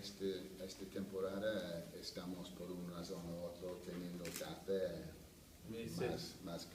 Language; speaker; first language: Spanish; non-native, fluent; English